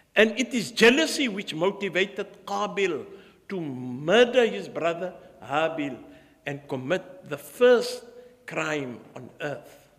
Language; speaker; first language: English; early bilingual, other home language; Afrikaans